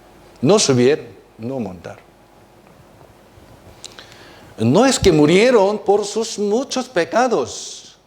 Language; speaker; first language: Spanish; non-native, fluent; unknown